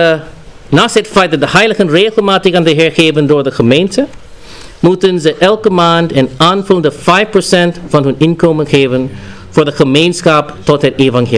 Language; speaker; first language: Dutch; non-native, fluent; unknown